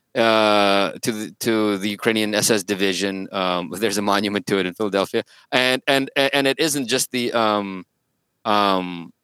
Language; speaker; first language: English; early bilingual, other home language; Russian